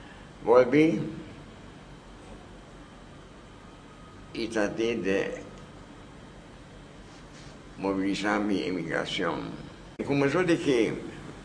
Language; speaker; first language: Spanish; non-native, fluent; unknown